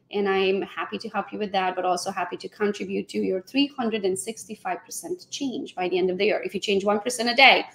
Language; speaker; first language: English; non-native, fluent; Hungarian